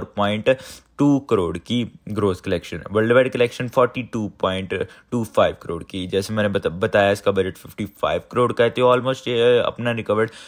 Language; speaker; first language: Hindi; non-native, local second language; Punjabi